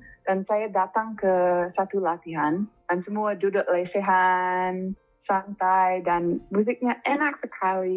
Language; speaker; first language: Indonesian; non-native, fluent; English